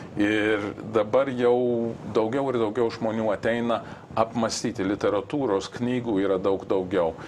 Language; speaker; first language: Lithuanian; early bilingual, heritage; Lithuanian